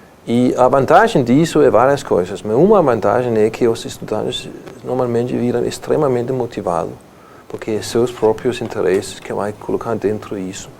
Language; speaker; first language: Portuguese; non-native, fluent; Danish